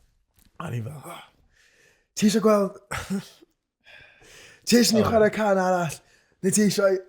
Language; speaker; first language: Welsh; native; Welsh